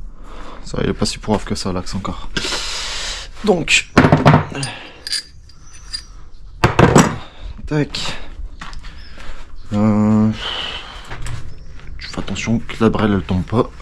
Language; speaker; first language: French; native; French